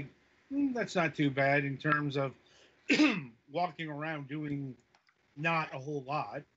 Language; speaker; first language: English; native; English